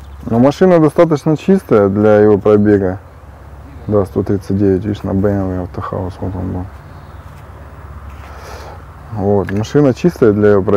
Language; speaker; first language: Russian; native; Russian